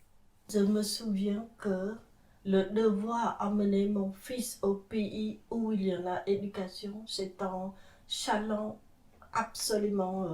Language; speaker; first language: French; non-native, fluent; Khmer